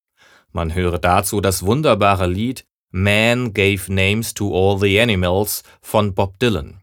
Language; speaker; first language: German; native; German